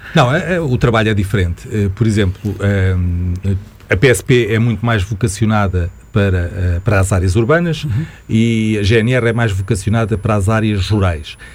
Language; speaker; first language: Portuguese; native; Portuguese